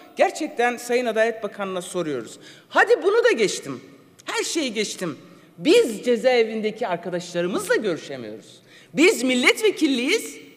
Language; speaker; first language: Turkish; non-native, local second language; Kurdish